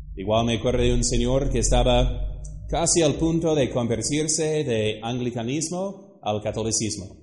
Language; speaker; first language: Spanish; non-native, fluent; English